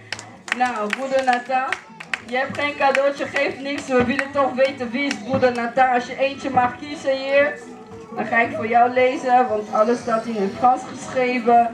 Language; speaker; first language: Dutch; non-native, fluent; Lingala